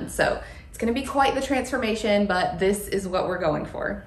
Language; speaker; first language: English; native; English